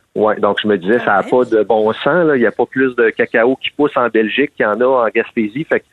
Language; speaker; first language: French; native; French